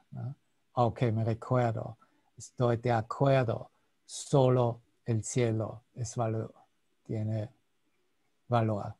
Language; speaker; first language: Spanish; non-native, fluent; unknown